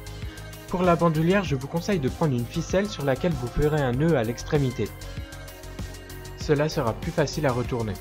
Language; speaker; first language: French; native; French